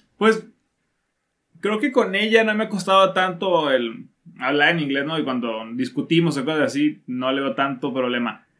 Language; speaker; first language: Spanish; native; Spanish